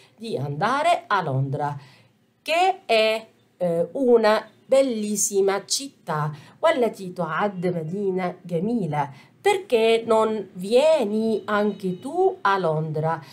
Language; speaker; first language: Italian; non-native, fluent; Arabic